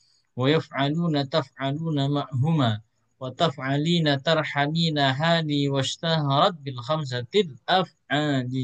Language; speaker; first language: Arabic; non-native, learner; Indonesian